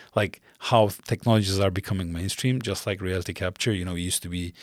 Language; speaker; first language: English; non-native, fluent; Turkish